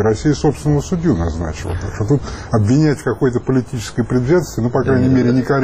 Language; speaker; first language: Russian; native; Russian